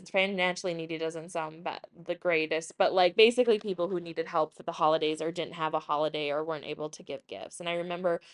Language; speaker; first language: English; native; English